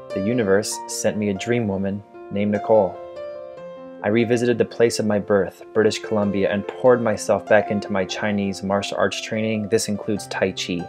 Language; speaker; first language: English; native; English